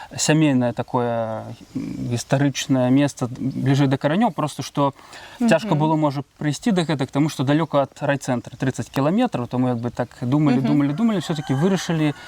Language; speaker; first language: Belarusian; native; Belarusian